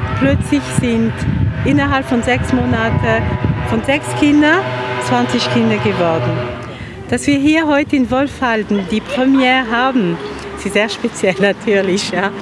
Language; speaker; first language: German; non-native, fluent; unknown